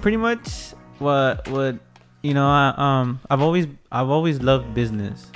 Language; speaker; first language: English; early bilingual, other home language; Spanish